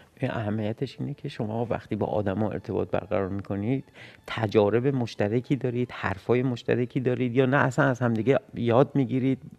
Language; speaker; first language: Persian; native; Persian